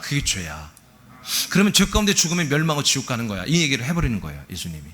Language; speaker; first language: Korean; native; Korean